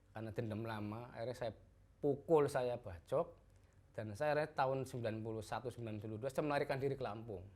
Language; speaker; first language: Indonesian; non-native, local second language; Javanese